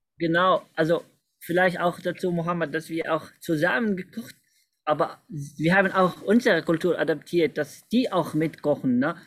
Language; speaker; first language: German; non-native, fluent; Arabic